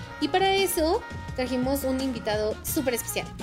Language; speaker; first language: Spanish; native; Spanish